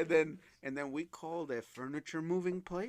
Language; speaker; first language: English; native; English